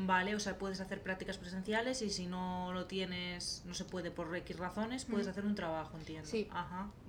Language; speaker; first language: Spanish; native; Spanish